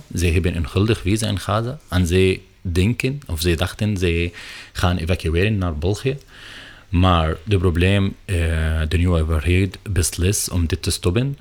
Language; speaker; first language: Dutch; non-native, learner; Arabic